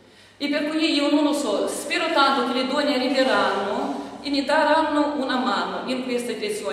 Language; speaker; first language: Italian; non-native, fluent; Romanian